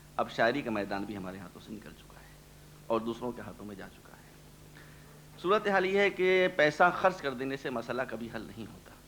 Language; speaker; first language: Urdu; native; Urdu